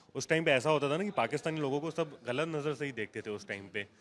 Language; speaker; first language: Hindi; non-native, local second language; Gujarati